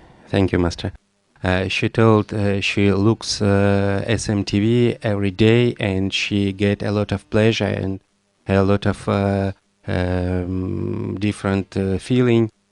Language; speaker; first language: English; non-native, fluent; Russian